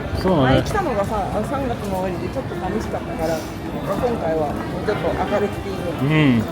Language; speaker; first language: Japanese; native; Japanese